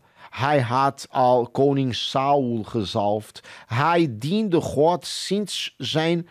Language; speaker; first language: Dutch; non-native, fluent; Portuguese